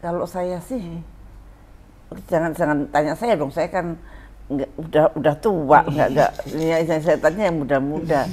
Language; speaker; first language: Indonesian; native; Indonesian